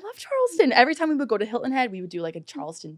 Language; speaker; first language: English; native; English